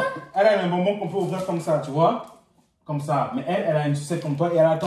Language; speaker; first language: French; native; French